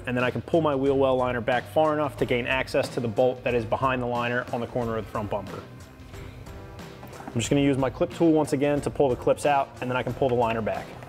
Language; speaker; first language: English; native; English